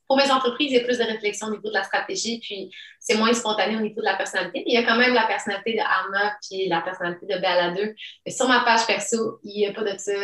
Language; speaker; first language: French; early bilingual, other home language; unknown